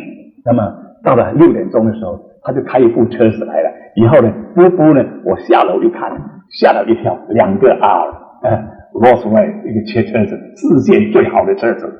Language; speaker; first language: Chinese; native; Chinese